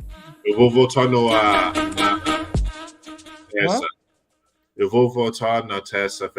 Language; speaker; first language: Portuguese; non-native, learner; English